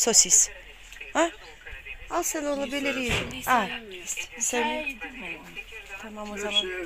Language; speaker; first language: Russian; native; Russian